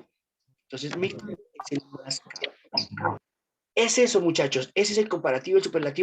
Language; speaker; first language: Spanish; native; Spanish